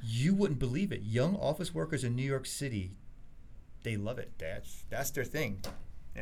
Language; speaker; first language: English; early bilingual, other home language; Chinese